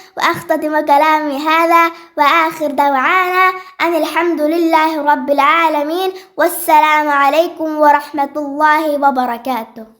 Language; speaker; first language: Arabic; non-native, learner; Malayalam